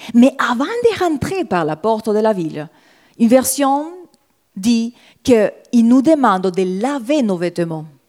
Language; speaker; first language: French; non-native, fluent; Spanish